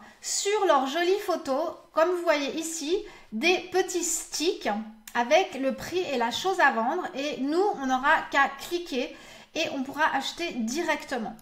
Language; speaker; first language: French; native; French